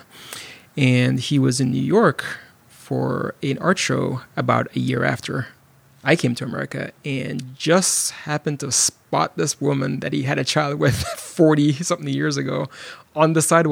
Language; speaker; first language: English; non-native, local second language; Jamaican Creole English